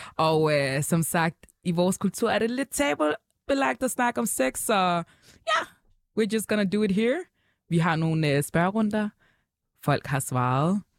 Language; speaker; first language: Danish; native; Danish